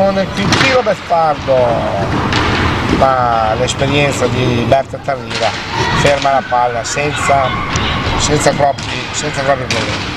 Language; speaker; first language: Italian; native; Italian